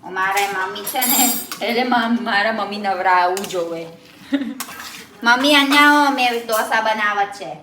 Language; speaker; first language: Gujarati; non-native, learner; Filipino